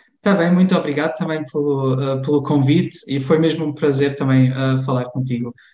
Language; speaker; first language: Portuguese; early bilingual, heritage; Portuguese